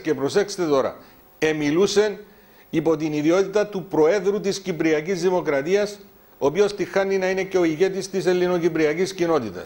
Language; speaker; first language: Greek; native; Greek